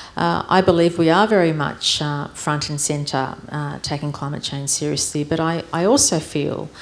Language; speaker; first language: English; early bilingual, other home language; Armenian